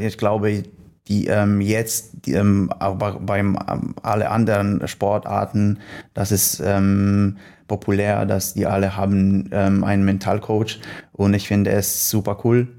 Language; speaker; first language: German; non-native, learner; Polish